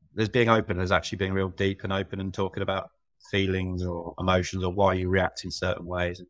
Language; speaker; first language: English; native; English